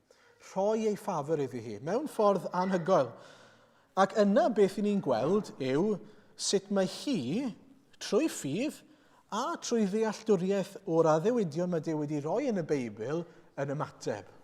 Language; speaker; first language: Welsh; native; Welsh